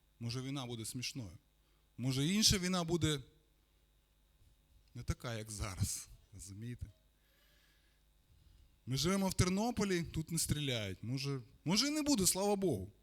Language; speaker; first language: Ukrainian; non-native, local second language; Russian